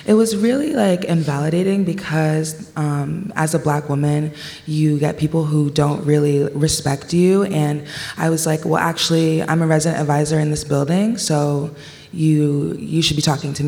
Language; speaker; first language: English; native; English